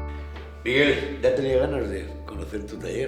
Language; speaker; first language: Spanish; native; Spanish